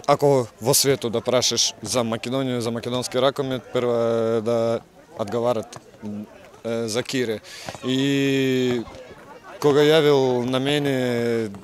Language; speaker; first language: Macedonian; non-native, learner; Russian